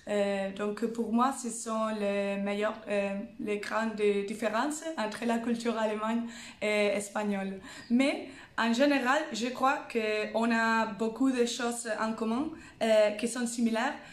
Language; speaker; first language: French; non-native, fluent; Spanish